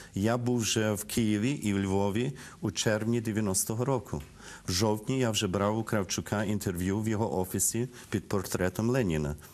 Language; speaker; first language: Ukrainian; early bilingual, heritage; Ukrainian